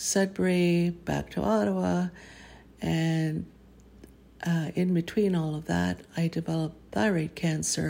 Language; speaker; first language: English; native; English